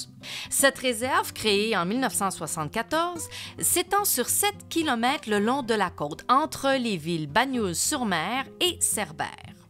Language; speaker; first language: French; native; French